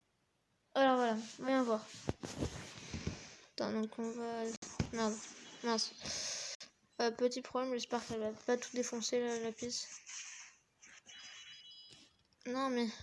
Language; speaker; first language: French; native; French